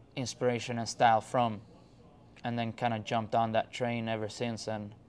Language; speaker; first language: English; non-native, fluent; Swedish